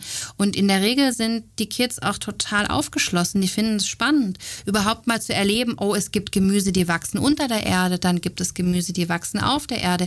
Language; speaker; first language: German; native; German